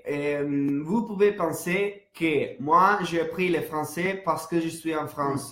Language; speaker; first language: French; non-native, fluent; Italian